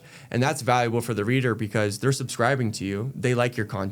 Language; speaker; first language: English; native; English